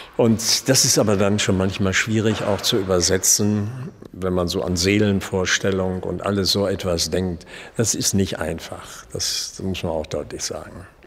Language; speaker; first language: German; native; German